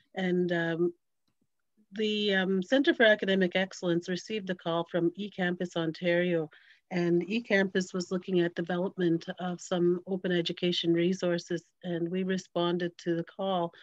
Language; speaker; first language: English; native; English